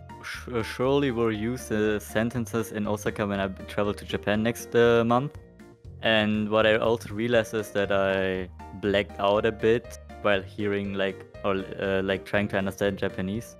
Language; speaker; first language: English; non-native, learner; German